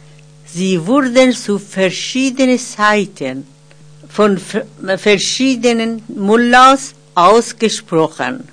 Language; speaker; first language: German; non-native, fluent; Persian